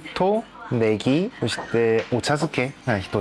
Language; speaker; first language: Japanese; non-native, learner; Korean